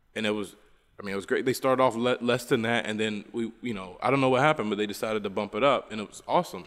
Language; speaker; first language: English; native; English